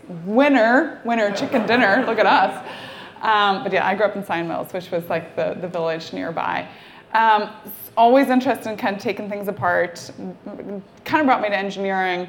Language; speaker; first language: English; native; English